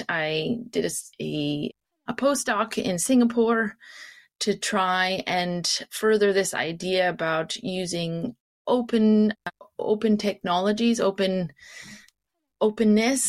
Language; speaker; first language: English; native; English